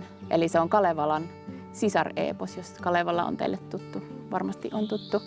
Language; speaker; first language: Finnish; native; Finnish